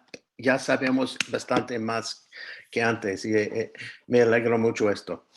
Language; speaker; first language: Spanish; non-native, fluent; English